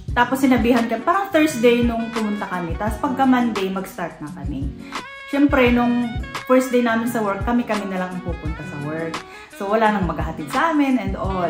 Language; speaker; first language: Filipino; native; Filipino